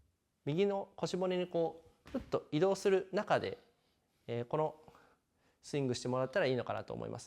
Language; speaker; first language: Japanese; native; Japanese